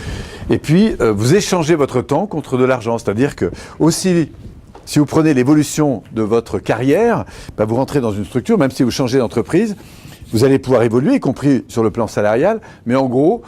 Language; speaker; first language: French; native; French